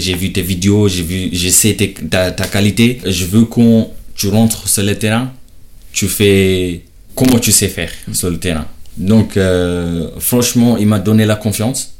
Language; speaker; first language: French; non-native, learner; Shona